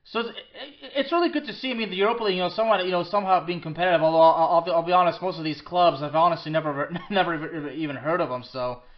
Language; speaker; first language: English; early bilingual, other home language; French